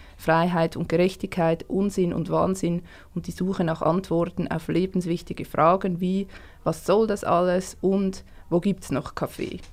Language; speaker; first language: German; native; German